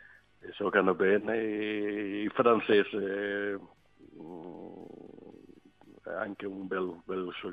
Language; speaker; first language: Italian; non-native, learner; Swedish